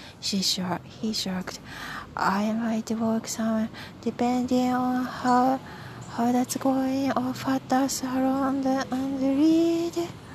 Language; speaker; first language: English; non-native, fluent; Japanese